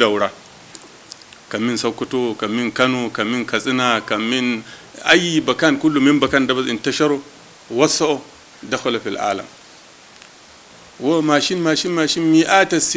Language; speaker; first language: Arabic; non-native, local second language; Hausa